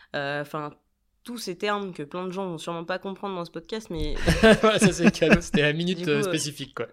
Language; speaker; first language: French; native; French